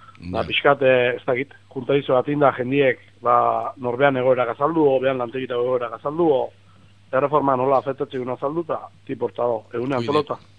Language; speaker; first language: Basque; native; Basque